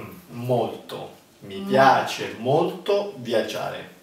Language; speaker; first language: Italian; native; Italian